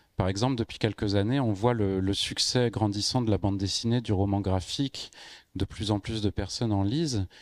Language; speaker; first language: French; native; French